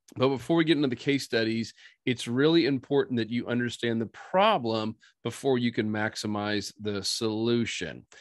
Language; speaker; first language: English; native; English